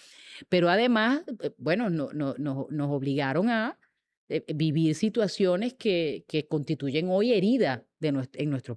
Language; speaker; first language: Spanish; native; Spanish